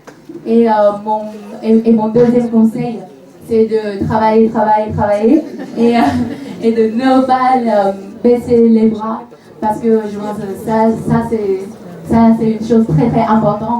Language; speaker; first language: French; non-native, fluent; Vietnamese